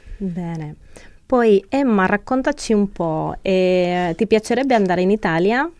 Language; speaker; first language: Italian; non-native, fluent; Spanish